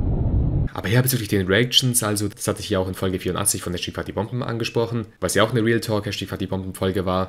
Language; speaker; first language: German; native; German